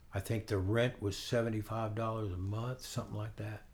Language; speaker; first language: English; native; English